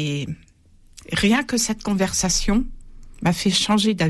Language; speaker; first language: French; native; French